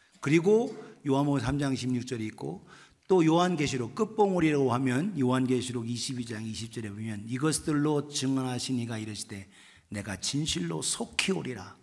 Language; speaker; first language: Korean; native; Korean